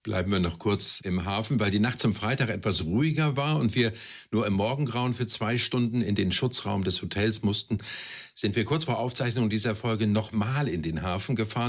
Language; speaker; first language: German; native; German